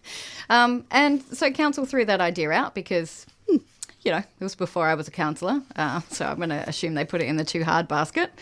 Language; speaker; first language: English; native; English